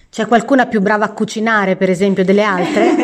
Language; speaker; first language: Italian; native; Italian